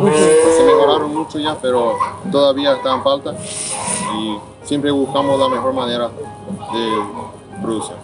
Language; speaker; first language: Spanish; non-native, local second language; Plautdietsch